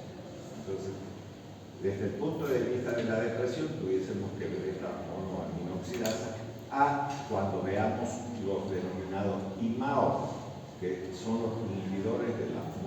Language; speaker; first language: Spanish; native; Spanish